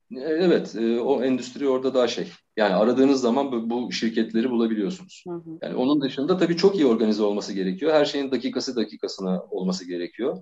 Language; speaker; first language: Turkish; native; Turkish